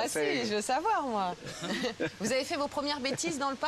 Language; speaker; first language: French; native; French